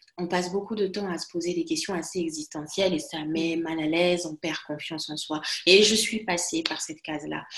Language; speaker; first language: French; non-native, local second language; Lingala